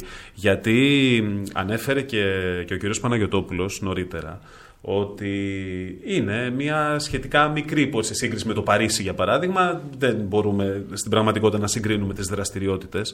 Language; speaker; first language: Greek; native; Greek